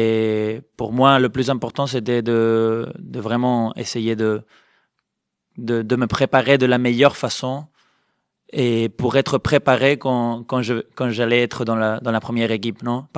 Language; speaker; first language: French; non-native, fluent; Spanish